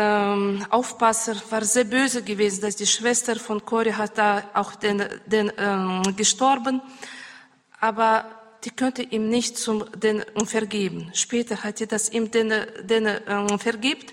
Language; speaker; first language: German; non-native, learner; Russian